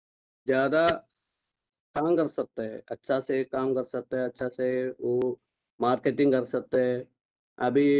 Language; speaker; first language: Hindi; non-native, local second language; Malayalam